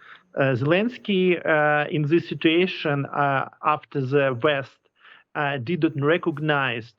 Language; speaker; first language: English; non-native, learner; Ukrainian